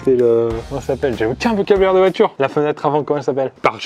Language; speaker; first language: French; native; French